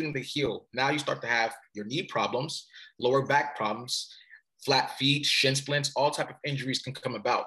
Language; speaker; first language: English; early bilingual, other home language; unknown